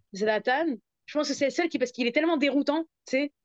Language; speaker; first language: French; native; French